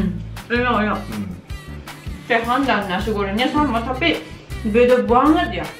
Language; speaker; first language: Indonesian; non-native, learner; Japanese